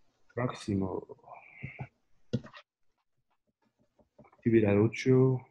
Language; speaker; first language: Spanish; non-native, learner; English